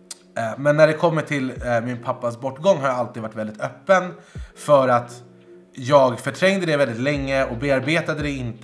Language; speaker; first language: Swedish; native; Swedish